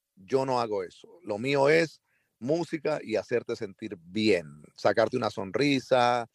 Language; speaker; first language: Spanish; early bilingual, heritage; Spanish